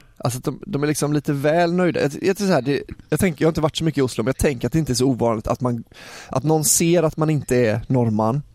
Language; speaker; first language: Swedish; native; Swedish